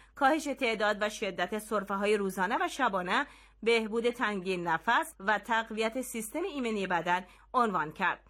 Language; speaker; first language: Persian; native; Persian